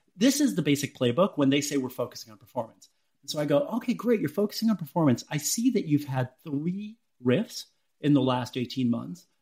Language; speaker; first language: English; native; English